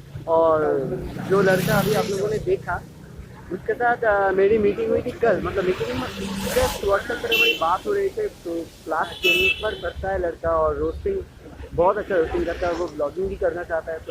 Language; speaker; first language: Hindi; non-native, local second language; Bangla